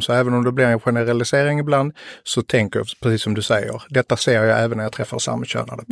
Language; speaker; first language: Swedish; native; Swedish